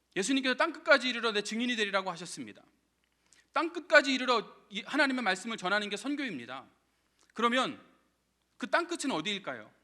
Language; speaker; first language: Korean; native; Korean